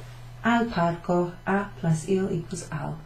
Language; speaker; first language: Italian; non-native, fluent; English